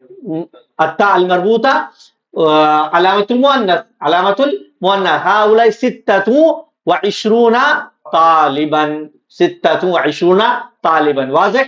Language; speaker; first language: Arabic; non-native, fluent; Urdu